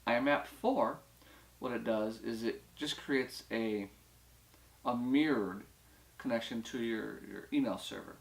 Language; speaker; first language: English; native; English